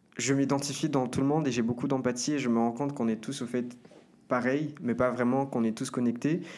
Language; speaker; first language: French; non-native, fluent; Portuguese